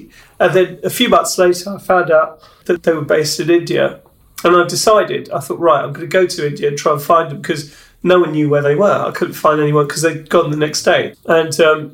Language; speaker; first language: English; native; English